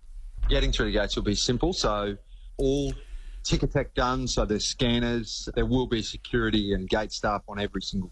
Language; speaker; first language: English; native; English